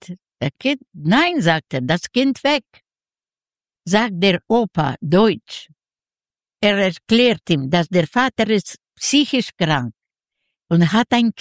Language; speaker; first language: German; non-native, learner; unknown